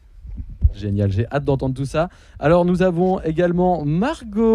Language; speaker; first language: French; native; French